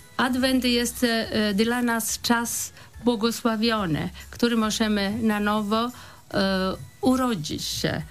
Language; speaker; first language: Polish; non-native, fluent; Italian